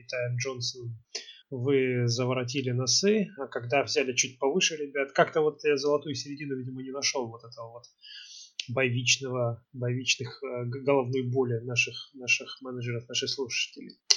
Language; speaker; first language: Russian; native; Russian